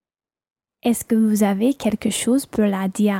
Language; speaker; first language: French; non-native, learner; English